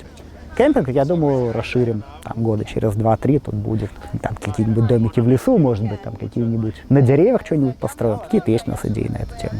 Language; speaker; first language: Russian; native; Russian